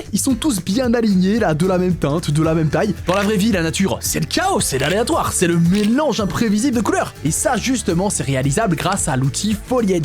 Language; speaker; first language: French; native; French